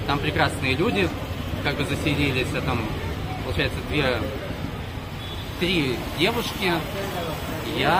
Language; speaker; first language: Russian; native; Russian